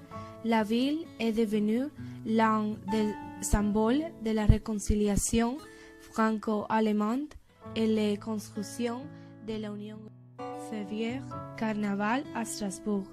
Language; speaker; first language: French; non-native, learner; Spanish